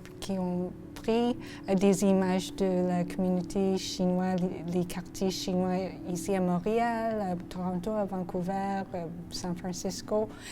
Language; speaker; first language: French; non-native, local second language; English